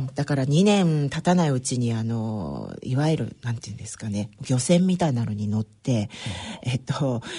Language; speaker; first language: Japanese; early bilingual, other home language; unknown